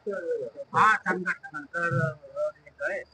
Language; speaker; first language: Hindi; non-native, learner; Nepali